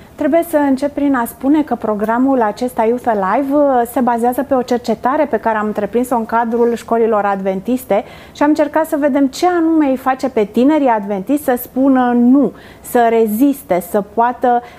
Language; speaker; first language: Romanian; native; Romanian